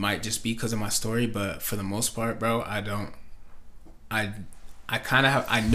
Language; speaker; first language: English; native; English